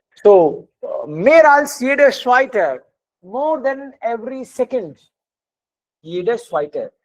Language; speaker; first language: German; non-native, fluent; Hindi